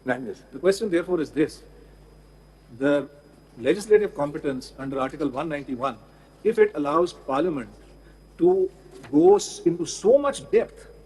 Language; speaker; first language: English; non-native, local second language; Urdu